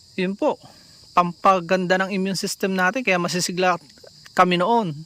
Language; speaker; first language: Filipino; native; Filipino